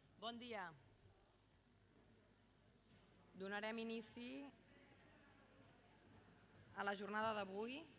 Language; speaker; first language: Catalan; native; Catalan